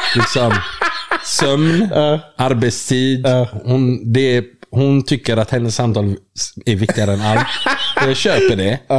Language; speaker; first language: Swedish; early bilingual, other home language; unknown